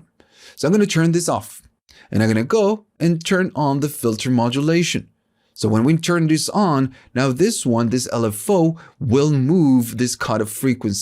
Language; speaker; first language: English; non-native, fluent; Spanish